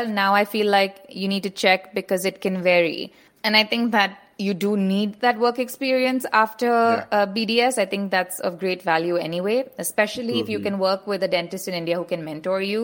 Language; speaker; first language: English; non-native, local second language; Hindi